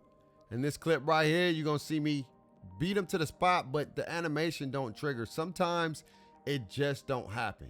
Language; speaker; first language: English; native; English